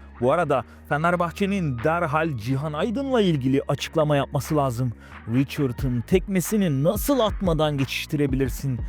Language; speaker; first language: Turkish; native; Turkish